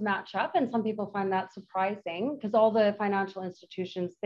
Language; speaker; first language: English; native; English